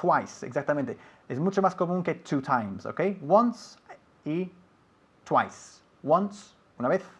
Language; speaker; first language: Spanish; non-native, fluent; English